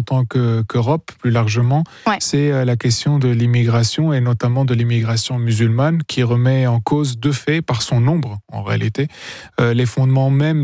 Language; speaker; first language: French; non-native, local second language; Arabic